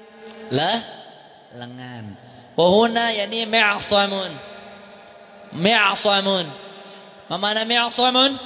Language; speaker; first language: Arabic; non-native, fluent; Indonesian